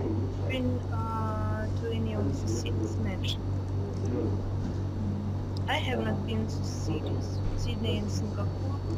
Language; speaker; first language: English; non-native, learner; Russian